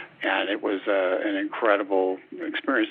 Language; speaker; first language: English; native; English